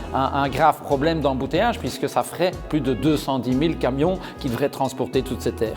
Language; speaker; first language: French; native; French